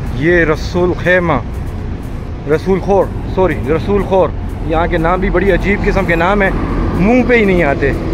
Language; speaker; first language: Urdu; non-native, local second language; Punjabi